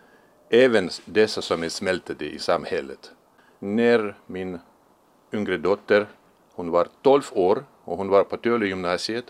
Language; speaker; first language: Swedish; non-native, fluent; Russian